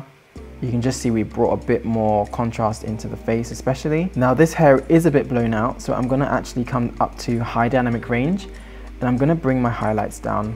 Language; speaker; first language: English; native; English